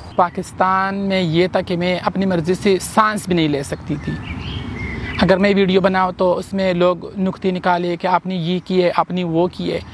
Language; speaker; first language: Urdu; non-native, local second language; Pashto